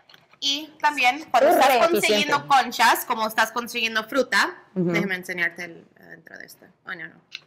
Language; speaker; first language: Spanish; early bilingual, heritage; Spanish